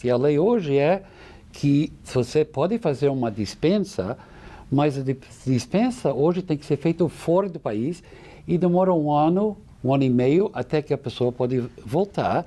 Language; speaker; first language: Portuguese; non-native, fluent; English